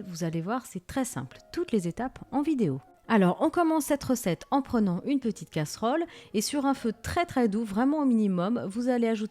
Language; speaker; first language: French; native; French